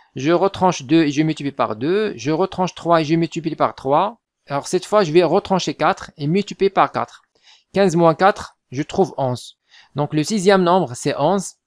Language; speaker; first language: French; non-native, local second language; Arabic